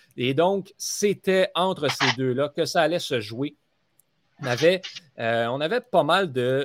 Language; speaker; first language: French; native; French